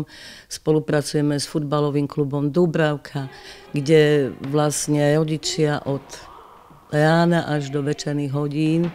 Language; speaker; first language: Slovak; native; Slovak